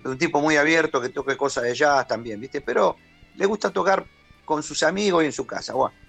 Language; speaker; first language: Spanish; native; Spanish